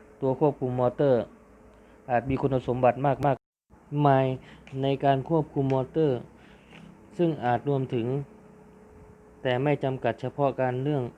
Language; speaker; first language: Thai; native; Thai